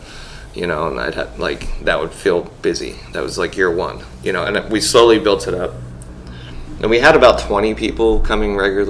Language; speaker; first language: English; native; English